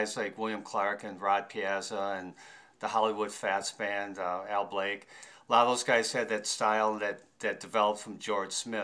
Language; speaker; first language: English; native; English